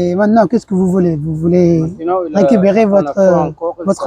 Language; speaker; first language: French; non-native, learner; Arabic